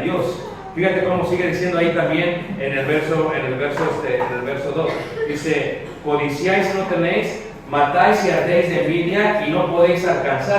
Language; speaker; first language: Spanish; early bilingual, heritage; Spanish